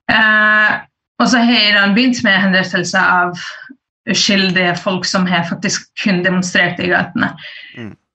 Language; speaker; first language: Norwegian; early bilingual, other home language; Persian